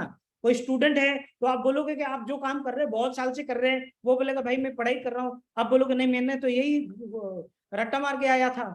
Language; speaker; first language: Hindi; native; Hindi